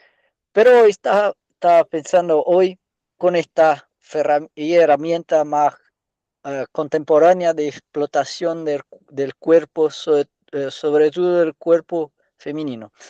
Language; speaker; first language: Spanish; non-native, learner; Portuguese